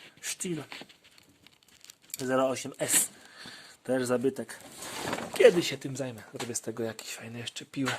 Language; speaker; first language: Polish; native; Polish